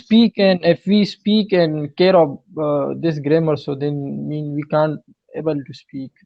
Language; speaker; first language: English; non-native, learner; Pashto